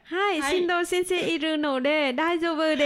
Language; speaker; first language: Japanese; non-native, learner; Vietnamese